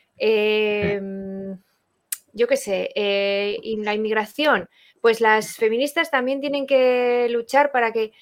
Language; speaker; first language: Spanish; non-native, learner; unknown